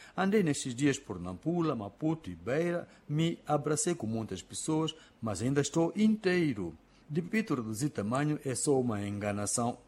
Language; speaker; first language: Portuguese; non-native, local second language; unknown